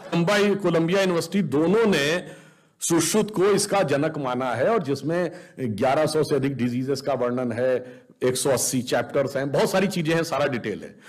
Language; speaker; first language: Hindi; native; Hindi